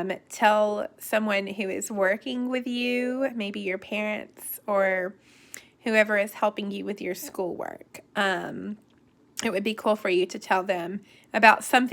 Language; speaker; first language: English; native; English